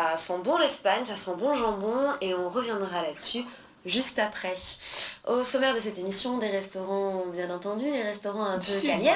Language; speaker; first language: French; native; French